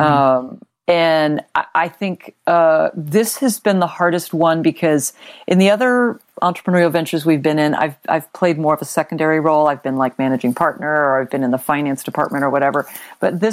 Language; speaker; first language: English; native; English